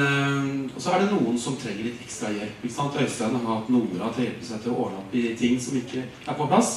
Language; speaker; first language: Norwegian; native; Norwegian